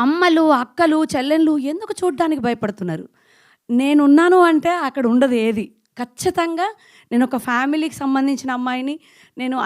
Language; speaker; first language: Telugu; native; Telugu